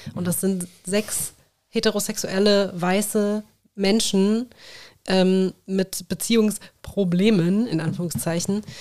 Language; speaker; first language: German; native; German